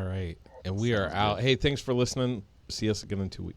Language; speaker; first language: English; native; English